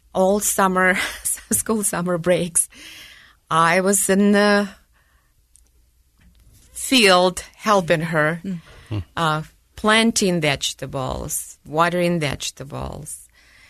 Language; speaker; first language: English; non-native, fluent; Russian